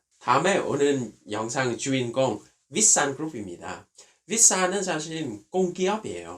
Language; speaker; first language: Korean; non-native, fluent; Vietnamese